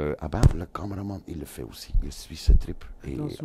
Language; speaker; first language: French; non-native, local second language; Dutch